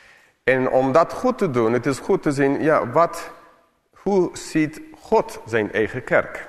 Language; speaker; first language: Dutch; non-native, fluent; English